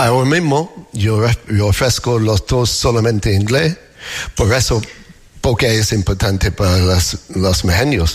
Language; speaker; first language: Spanish; non-native, learner; English